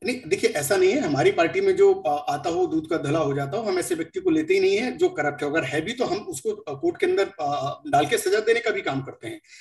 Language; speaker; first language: Hindi; native; Hindi